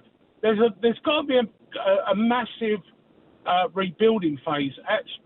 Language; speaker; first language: English; native; English